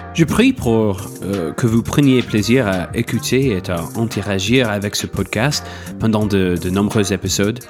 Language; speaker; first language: French; non-native, fluent; English